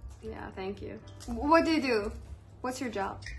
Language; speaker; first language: English; non-native, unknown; Persian